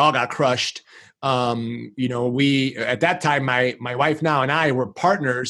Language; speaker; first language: English; early bilingual, other home language; Greek